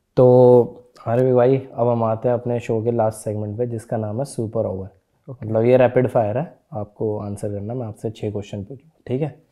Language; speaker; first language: Hindi; native; Hindi